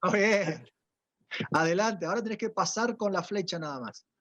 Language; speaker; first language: Spanish; native; Spanish